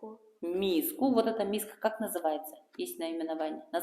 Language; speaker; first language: Russian; non-native, local second language; Kara-Kalpak